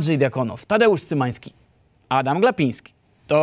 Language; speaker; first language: Polish; native; Polish